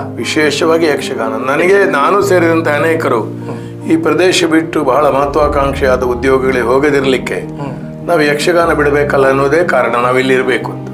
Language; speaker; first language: Kannada; native; Kannada